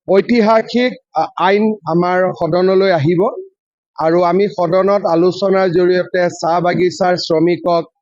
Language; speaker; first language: Assamese; native; Assamese